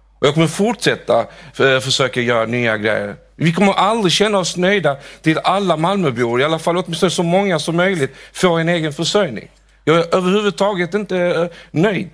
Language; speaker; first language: Swedish; early bilingual, other home language; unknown